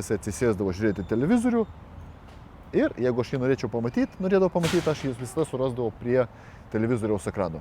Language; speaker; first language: Lithuanian; non-native, local second language; Russian